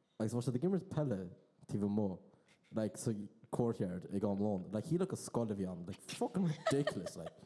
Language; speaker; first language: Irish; native; Irish